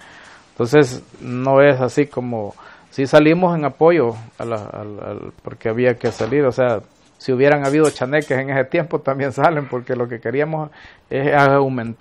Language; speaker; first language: Spanish; native; Spanish